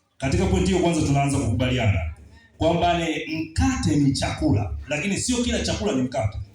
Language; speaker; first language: Swahili; native; Swahili